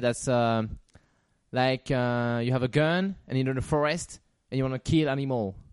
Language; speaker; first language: English; non-native, learner; French